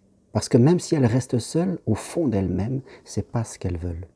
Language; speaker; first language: French; native; French